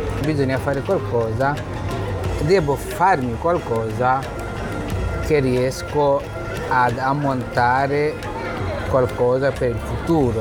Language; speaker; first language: Italian; non-native, fluent; Bangla